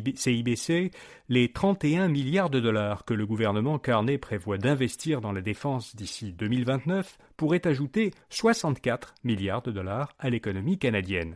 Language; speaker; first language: French; native; French